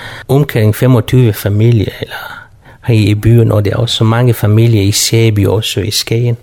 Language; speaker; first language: Danish; non-native, fluent; Kurdish